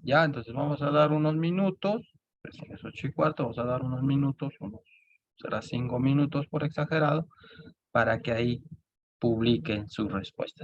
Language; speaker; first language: Spanish; native; Spanish